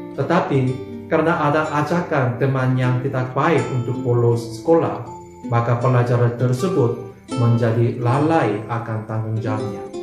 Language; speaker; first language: Indonesian; non-native, fluent; Korean